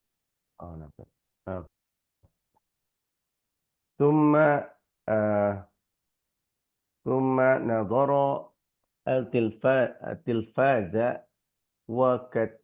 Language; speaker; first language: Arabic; non-native, learner; Indonesian